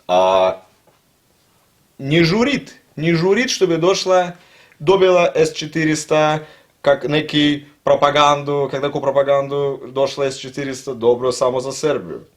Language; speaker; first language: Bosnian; non-native, learner; Russian